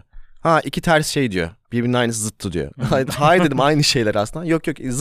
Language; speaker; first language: Turkish; native; Turkish